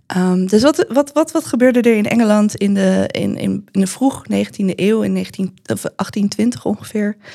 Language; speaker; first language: Dutch; native; Dutch